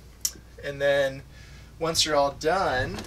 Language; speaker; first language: English; native; English